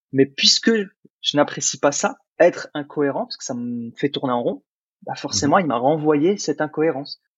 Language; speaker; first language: French; early bilingual, other home language; Arabic